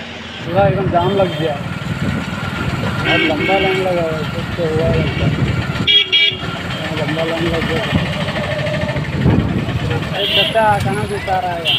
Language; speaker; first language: Hindi; native; Hindi